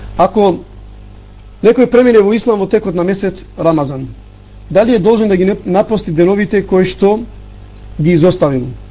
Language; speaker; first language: Macedonian; non-native, local second language; Albanian